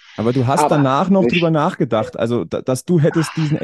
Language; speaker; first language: German; native; German